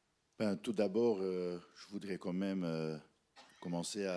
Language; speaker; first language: French; non-native, fluent; Dutch